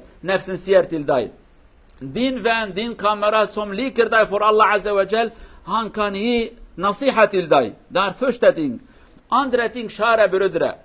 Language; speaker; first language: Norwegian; non-native, learner; Central Kurdish